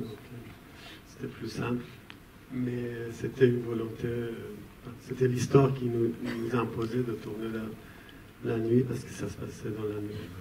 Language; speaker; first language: French; non-native, fluent; Persian